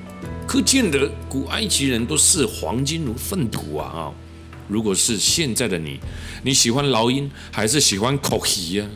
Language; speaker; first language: Chinese; native; Chinese